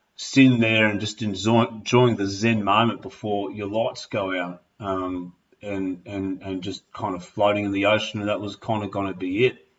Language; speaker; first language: English; native; English